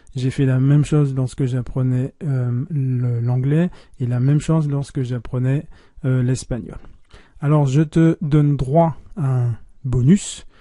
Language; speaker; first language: French; native; French